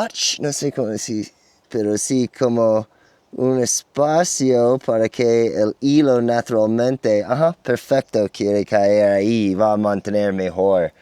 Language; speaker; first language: Spanish; non-native, learner; English